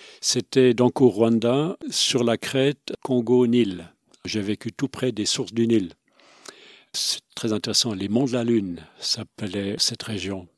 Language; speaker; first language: French; non-native, local second language; Swiss German